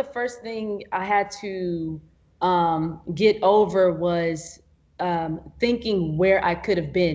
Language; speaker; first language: English; native; English